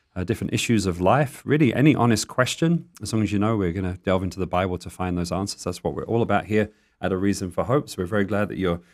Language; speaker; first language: English; native; English